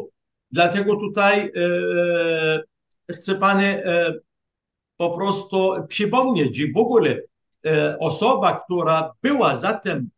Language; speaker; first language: Polish; non-native, fluent; Arabic